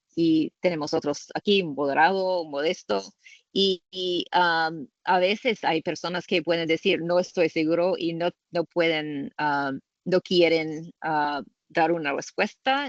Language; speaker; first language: Spanish; non-native, learner; English